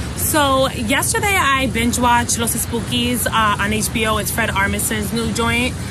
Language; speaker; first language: English; native; English